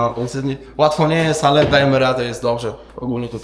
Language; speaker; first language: Polish; native; Polish